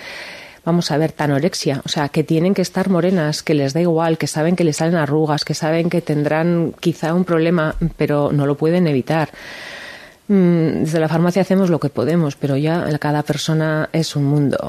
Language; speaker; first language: Spanish; native; Spanish